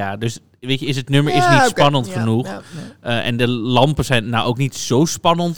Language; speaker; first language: Dutch; native; Dutch